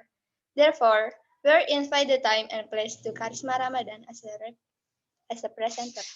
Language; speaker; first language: English; non-native, learner; Indonesian